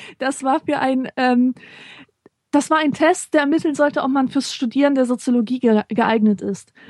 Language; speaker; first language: German; early bilingual, other home language; Polish